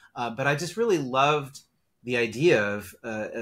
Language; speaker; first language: English; native; English